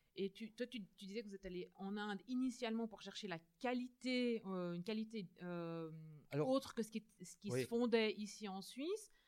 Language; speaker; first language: French; native; French